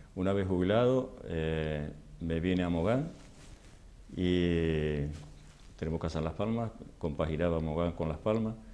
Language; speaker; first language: Spanish; native; Spanish